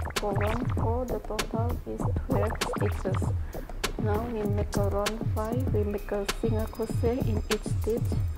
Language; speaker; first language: English; non-native, learner; Indonesian